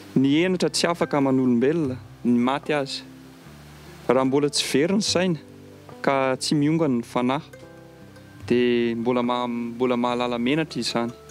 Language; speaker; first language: Malagasy; non-native, fluent; French